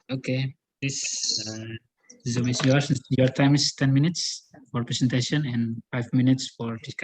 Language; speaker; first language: English; non-native, learner; Indonesian